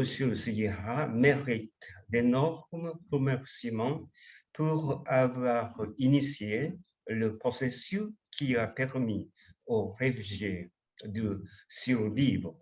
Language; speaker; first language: French; non-native, fluent; Japanese